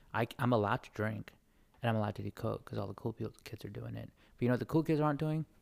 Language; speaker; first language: English; native; English